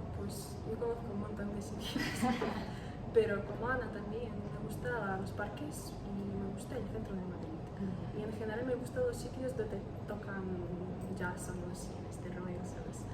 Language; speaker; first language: Spanish; non-native, learner; Ukrainian